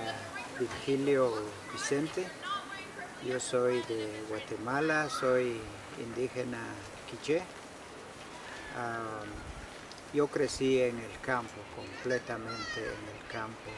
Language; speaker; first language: Spanish; non-native, local second language; Kʼicheʼ